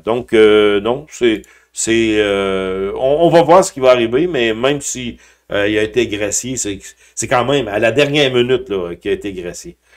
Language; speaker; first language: French; native; French